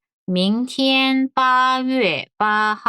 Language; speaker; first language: Chinese; non-native, fluent; Korean